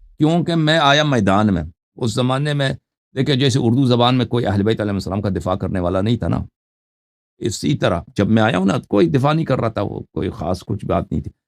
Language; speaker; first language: Urdu; non-native, fluent; Persian